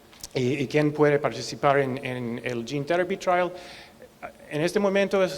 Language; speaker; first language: Spanish; non-native, learner; English